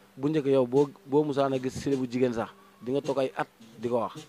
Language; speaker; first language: Wolof; native; Wolof